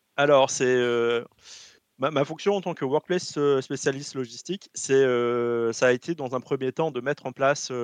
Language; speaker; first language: French; native; French